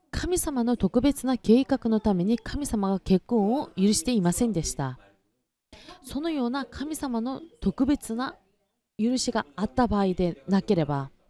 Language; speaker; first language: Japanese; non-native, fluent; Korean